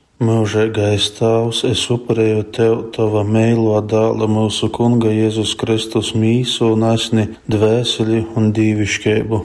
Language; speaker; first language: Latvian; native; Latvian